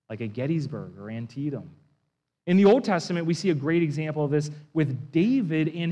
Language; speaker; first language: English; native; English